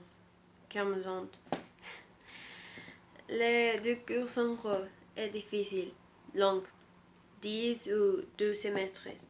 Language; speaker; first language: French; non-native, learner; Spanish